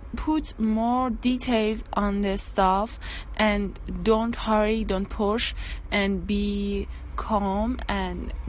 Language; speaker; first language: English; non-native, learner; Persian